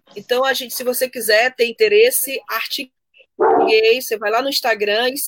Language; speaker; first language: Portuguese; native; Portuguese